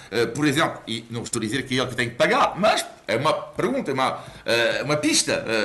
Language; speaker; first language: Portuguese; non-native, fluent; French